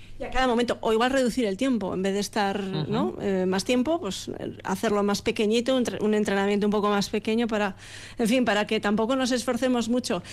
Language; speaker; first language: Spanish; native; Spanish